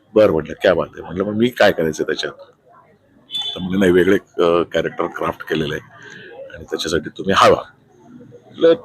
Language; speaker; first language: Marathi; native; Marathi